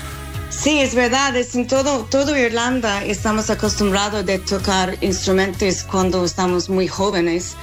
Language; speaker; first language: Spanish; non-native, fluent; English